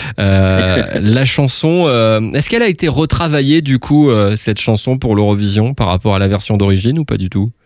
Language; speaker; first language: French; native; French